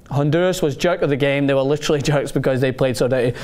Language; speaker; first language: English; native; English